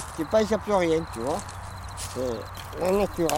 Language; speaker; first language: French; native; French